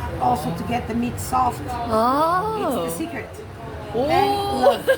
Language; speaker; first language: English; non-native, learner; Portuguese